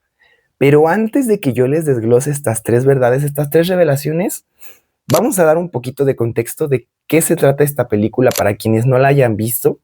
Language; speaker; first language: Spanish; native; Spanish